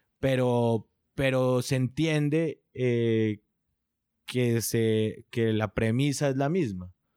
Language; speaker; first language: Spanish; native; Spanish